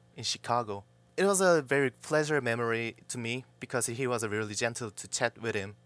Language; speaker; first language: English; non-native, learner; Korean